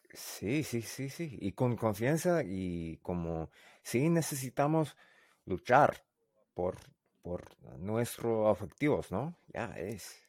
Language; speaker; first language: Spanish; non-native, learner; English